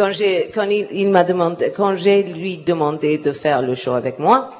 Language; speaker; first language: French; non-native, learner; English